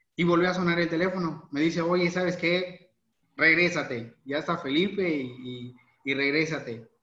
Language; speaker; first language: Spanish; native; Spanish